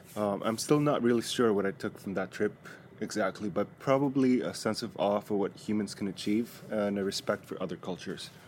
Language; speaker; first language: English; non-native, fluent; Greek